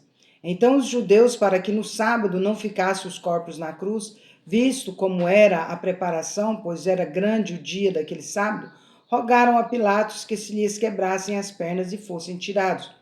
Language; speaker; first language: Portuguese; native; Portuguese